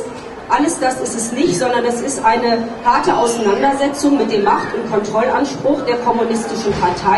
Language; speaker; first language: German; native; German